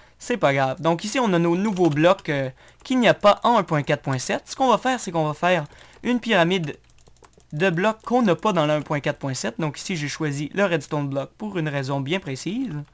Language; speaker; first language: French; native; French